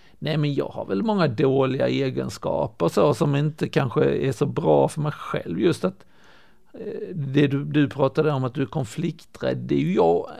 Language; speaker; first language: Swedish; native; Swedish